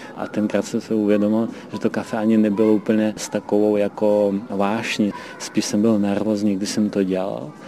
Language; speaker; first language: Czech; non-native, fluent; Ukrainian